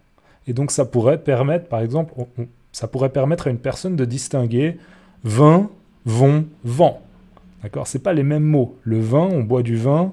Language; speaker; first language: French; native; French